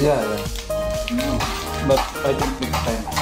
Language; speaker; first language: English; non-native, local second language; Filipino